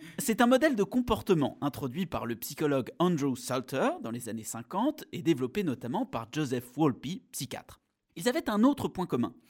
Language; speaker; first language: French; native; French